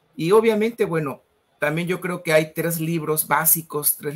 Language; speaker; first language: Spanish; native; Spanish